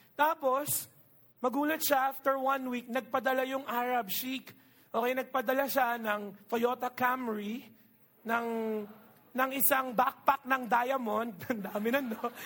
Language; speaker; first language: Filipino; non-native, local second language; Iloko